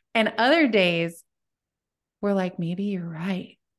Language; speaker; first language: English; native; English